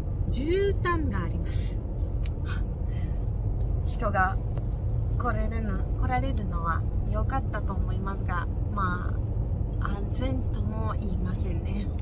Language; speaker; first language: Japanese; non-native, fluent; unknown